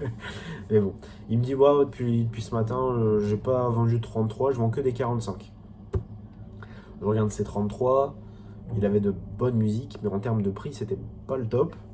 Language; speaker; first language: French; native; French